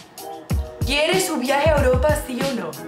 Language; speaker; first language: Spanish; native; Spanish